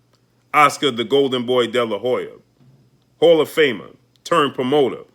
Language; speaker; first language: English; native; English